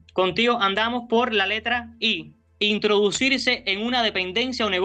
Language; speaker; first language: Spanish; native; Spanish